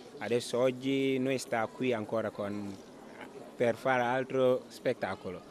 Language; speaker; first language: Italian; non-native, learner; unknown